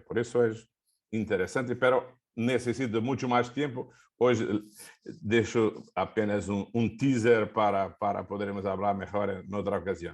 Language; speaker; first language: Spanish; non-native, fluent; Portuguese